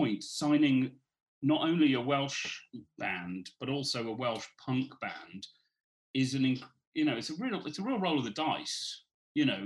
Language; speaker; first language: English; native; English